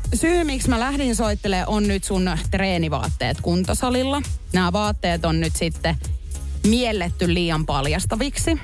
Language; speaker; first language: Finnish; native; Finnish